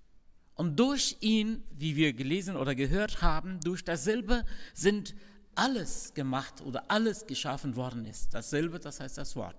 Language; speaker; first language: German; non-native, fluent; Arabic